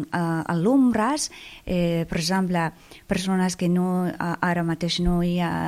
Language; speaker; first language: Catalan; non-native, fluent; Persian